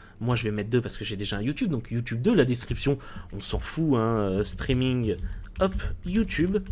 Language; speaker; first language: French; native; French